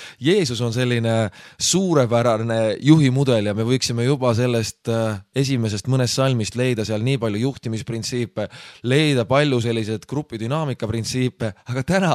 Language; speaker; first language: Estonian; native; Estonian